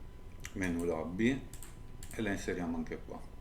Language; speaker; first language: Italian; native; Italian